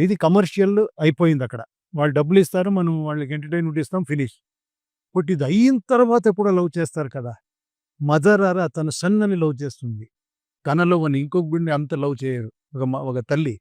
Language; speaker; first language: Telugu; non-native, local second language; Kannada